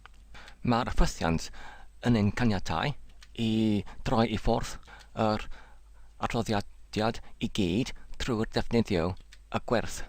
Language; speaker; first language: Welsh; non-native, learner; English